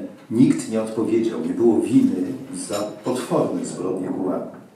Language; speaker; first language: Polish; native; Polish